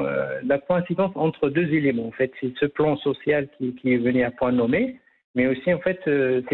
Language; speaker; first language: French; non-native, local second language; Arabic